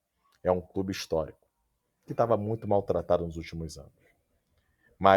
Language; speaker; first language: Portuguese; native; Portuguese